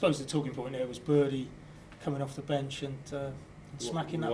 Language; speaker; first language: English; native; English